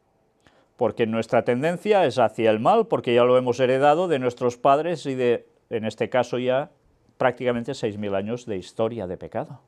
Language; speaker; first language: Spanish; native; Spanish